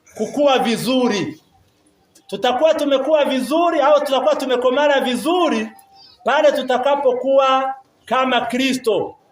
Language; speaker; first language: Swahili; non-native, local second language; Kinyarwanda